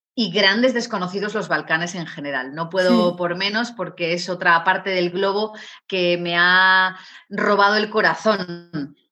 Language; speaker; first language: Spanish; native; Spanish